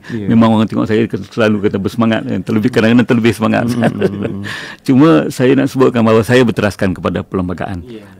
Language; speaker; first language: Malay; native; Malay